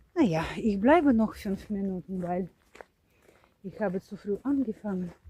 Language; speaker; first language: German; non-native, learner; Russian